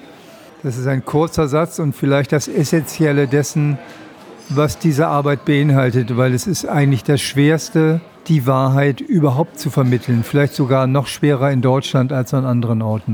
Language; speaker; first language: German; native; German